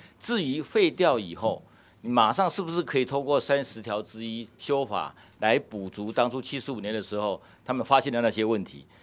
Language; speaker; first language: Chinese; native; Chinese